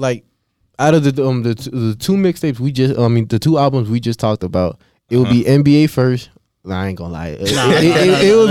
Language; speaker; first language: English; native; English